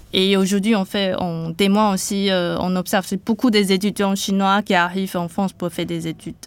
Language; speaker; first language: French; non-native, fluent; Chinese